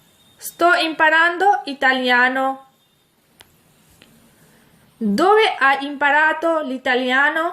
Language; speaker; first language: Italian; non-native, fluent; Urdu